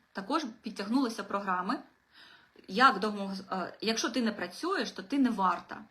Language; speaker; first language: Ukrainian; non-native, local second language; Russian